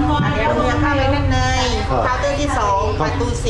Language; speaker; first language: Thai; native; Thai